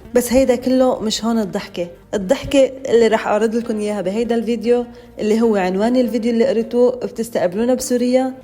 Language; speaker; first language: Arabic; native; Arabic